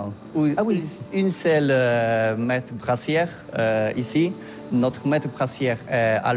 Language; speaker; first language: French; non-native, learner; Polish